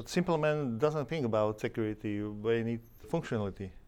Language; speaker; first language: English; non-native, learner; Slovak